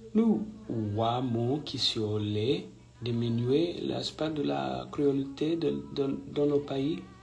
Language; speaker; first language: French; non-native, fluent; English